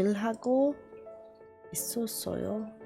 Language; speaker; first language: Korean; non-native, learner; English